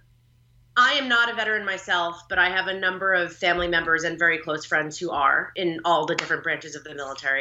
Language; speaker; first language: English; native; English